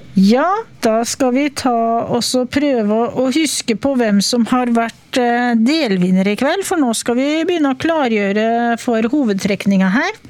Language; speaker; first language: Norwegian; native; Norwegian